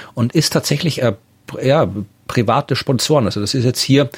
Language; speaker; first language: German; native; German